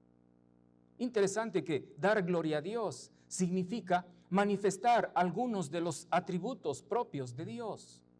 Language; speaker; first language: Spanish; native; Spanish